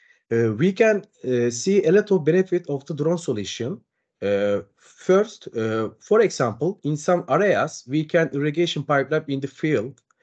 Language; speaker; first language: English; non-native, learner; Turkish